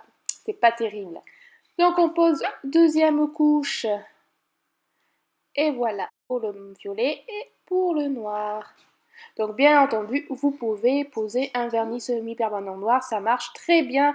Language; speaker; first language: French; native; French